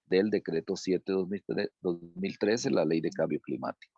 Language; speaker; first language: Spanish; native; Spanish